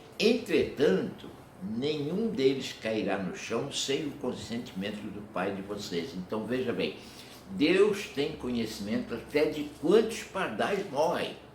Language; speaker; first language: Portuguese; native; Portuguese